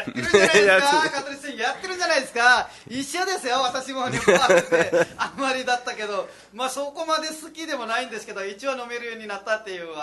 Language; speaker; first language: Japanese; non-native, fluent; Nepali